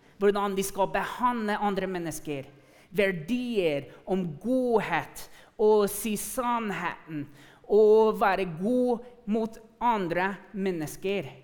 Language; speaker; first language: Norwegian; non-native, fluent; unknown